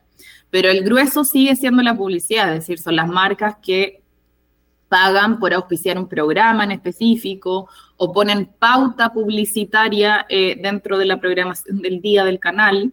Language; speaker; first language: Spanish; native; Spanish